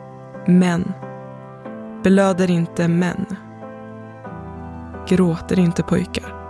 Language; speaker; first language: Swedish; early bilingual, other home language; Persian